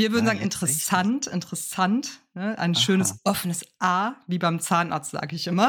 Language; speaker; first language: German; native; German